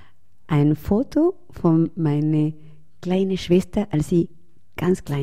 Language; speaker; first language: German; non-native, fluent; Spanish